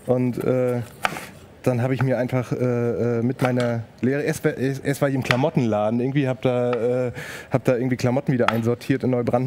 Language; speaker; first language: German; native; German